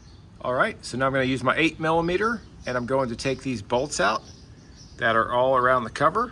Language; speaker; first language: English; native; English